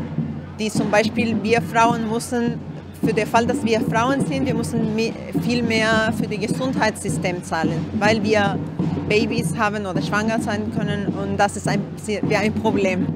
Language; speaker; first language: German; non-native, learner; Spanish